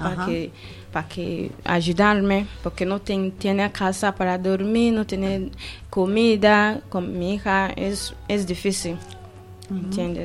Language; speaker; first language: Spanish; non-native, learner; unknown